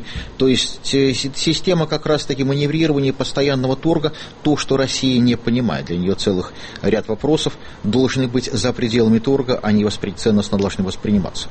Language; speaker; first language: Russian; native; Russian